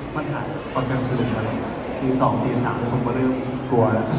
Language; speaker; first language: Thai; native; Thai